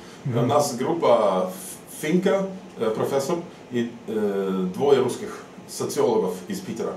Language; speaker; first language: Russian; non-native, fluent; Swedish